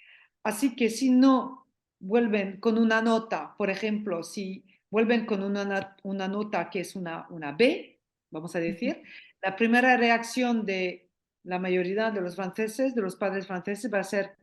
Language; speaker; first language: Spanish; non-native, fluent; French